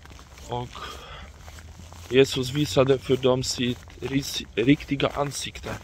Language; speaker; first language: Swedish; non-native, fluent; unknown